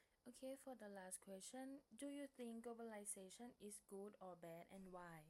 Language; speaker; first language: English; non-native, learner; Thai